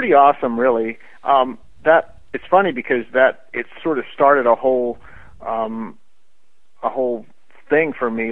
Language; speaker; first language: English; native; English